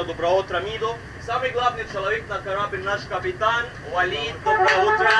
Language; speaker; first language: Russian; non-native, learner; Arabic